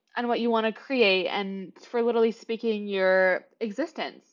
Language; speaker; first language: English; native; English